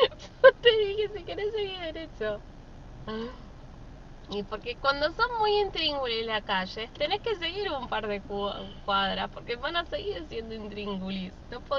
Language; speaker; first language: Spanish; native; Spanish